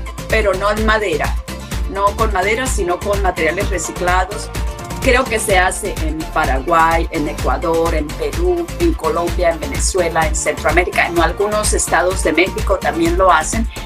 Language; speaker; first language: Spanish; native; Spanish